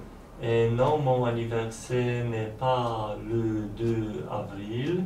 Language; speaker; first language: French; non-native, learner; Polish